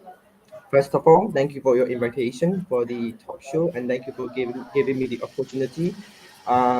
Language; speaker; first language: English; non-native, fluent; Burmese